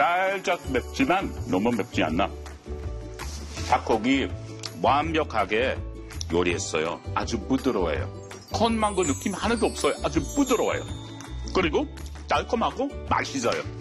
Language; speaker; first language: Korean; non-native, fluent; English